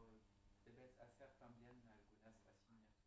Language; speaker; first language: Spanish; non-native, learner; French